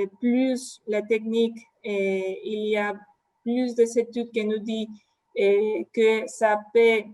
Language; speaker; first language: French; non-native, fluent; Spanish